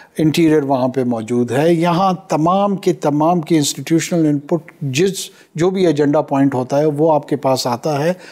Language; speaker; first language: Urdu; non-native, local second language; Pashto